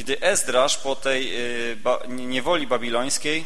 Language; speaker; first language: Polish; native; Polish